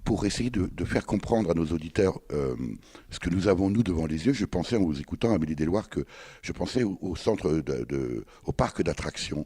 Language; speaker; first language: French; native; French